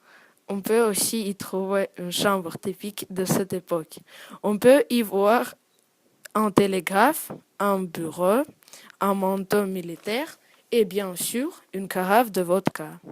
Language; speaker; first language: French; non-native, learner; Russian